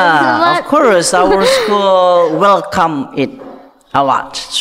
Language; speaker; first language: English; non-native, fluent; Indonesian